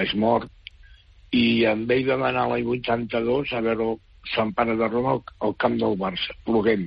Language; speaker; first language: Catalan; native; Catalan